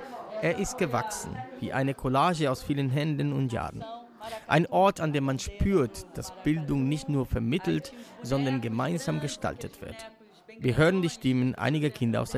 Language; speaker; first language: German; native; German